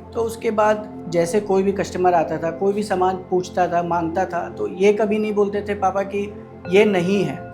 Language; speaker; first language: Hindi; non-native, local second language; Tamil